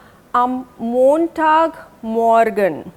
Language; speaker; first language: German; non-native, fluent; Hindi